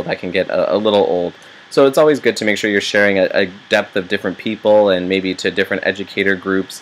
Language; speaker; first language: English; native; English